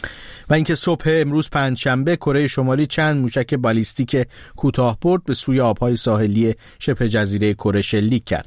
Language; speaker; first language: Persian; native; Persian